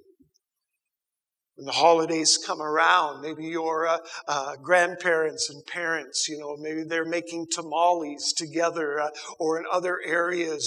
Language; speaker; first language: English; native; English